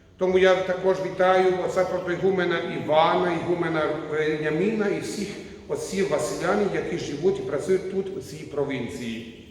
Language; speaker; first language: Ukrainian; non-native, learner; Croatian